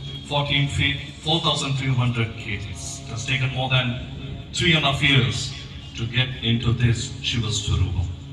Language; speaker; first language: English; non-native, local second language; Malayalam